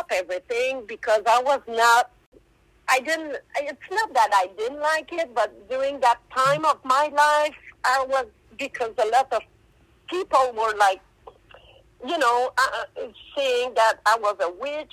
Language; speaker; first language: English; non-native, fluent; French